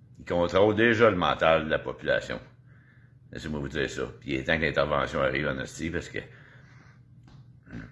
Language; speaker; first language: French; native; French